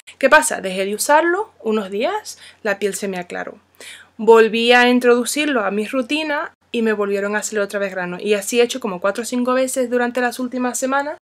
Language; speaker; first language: Spanish; non-native, fluent; English